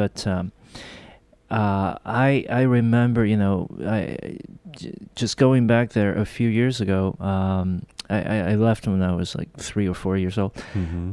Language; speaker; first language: English; non-native, local second language; Korean